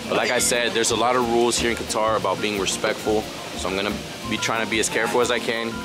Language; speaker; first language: English; early bilingual, other home language; Spanish